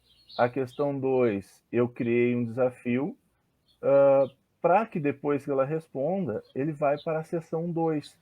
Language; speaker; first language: Portuguese; native; Portuguese